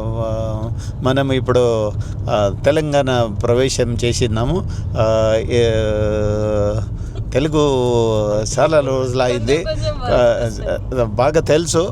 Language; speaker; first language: Telugu; non-native, local second language; Kannada